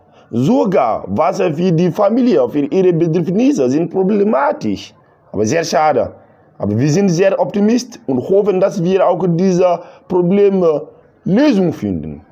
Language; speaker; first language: German; non-native, learner; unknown